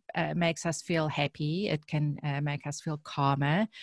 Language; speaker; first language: English; native; English